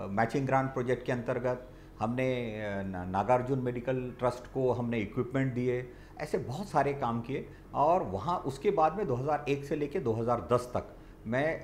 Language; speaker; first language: Hindi; non-native, local second language; Marathi